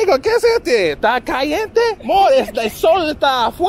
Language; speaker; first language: Spanish; non-native, learner; English